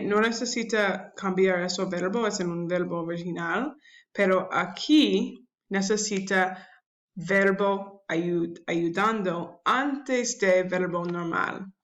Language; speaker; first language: Spanish; non-native, learner; English